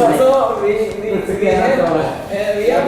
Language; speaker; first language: English; non-native, learner; Indonesian